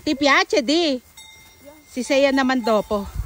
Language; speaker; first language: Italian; non-native, learner; Filipino